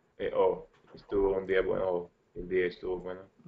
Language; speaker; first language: Spanish; non-native, learner; English